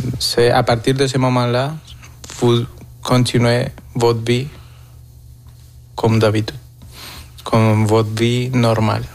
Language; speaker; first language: French; non-native, fluent; Spanish